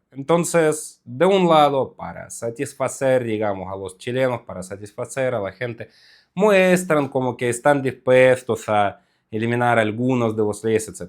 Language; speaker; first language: Spanish; non-native, fluent; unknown